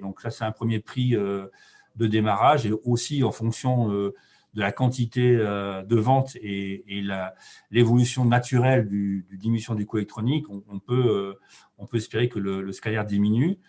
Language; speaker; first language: French; native; French